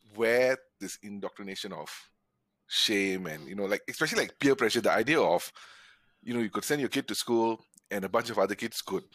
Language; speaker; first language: English; non-native, local second language; Tamil